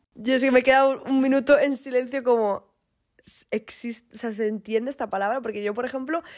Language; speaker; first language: Spanish; native; Spanish